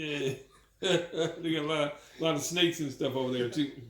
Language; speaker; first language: English; native; English